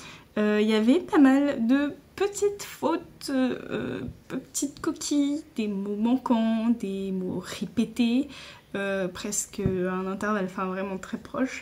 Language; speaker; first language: French; native; French